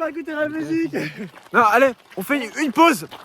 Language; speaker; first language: French; native; French